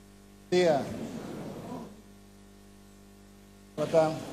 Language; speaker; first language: Spanish; native; Spanish